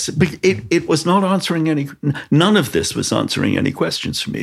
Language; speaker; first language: English; native; English